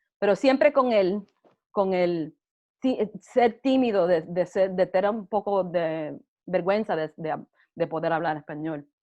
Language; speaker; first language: Spanish; early bilingual, heritage; Spanish